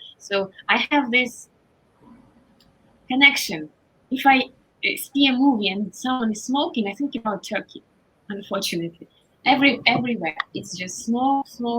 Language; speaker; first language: English; non-native, fluent; Russian